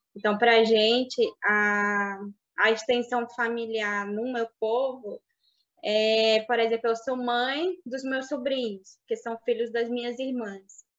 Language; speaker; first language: Portuguese; non-native, local second language; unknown